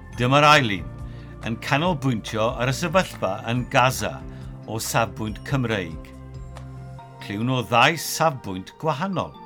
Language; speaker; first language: Welsh; native; Welsh